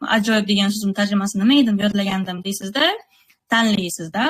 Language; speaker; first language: English; non-native, fluent; Uzbek